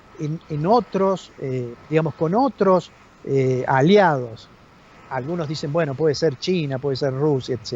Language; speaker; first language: Spanish; native; Spanish